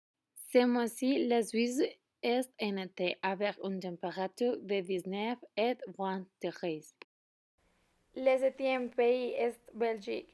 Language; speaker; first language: French; non-native, learner; Spanish